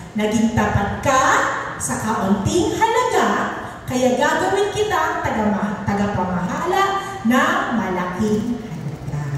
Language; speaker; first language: Filipino; native; Filipino